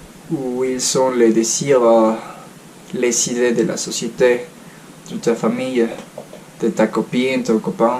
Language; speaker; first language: French; non-native, fluent; Spanish